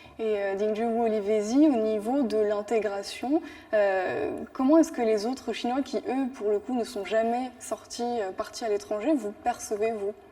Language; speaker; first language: French; native; French